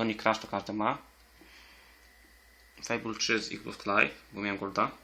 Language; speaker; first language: Polish; native; Polish